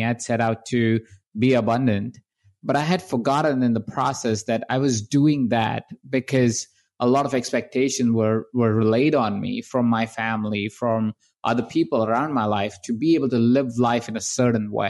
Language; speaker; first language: English; non-native, local second language; Hindi